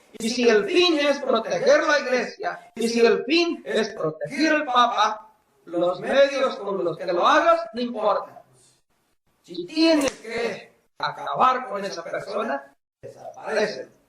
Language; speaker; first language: Spanish; native; Spanish